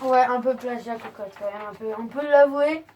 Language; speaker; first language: French; native; French